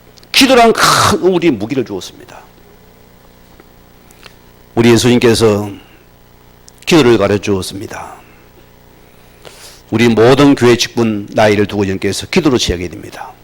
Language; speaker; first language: Korean; native; Korean